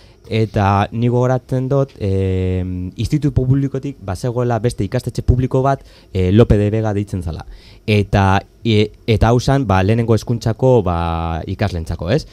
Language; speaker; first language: Basque; native; Basque